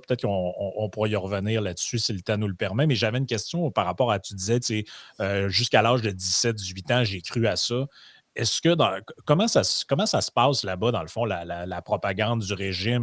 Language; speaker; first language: French; native; French